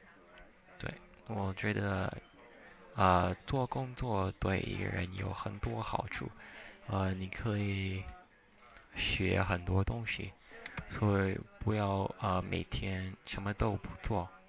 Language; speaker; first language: Chinese; non-native, fluent; English